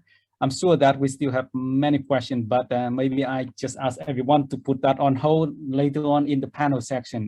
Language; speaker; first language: English; non-native, fluent; Vietnamese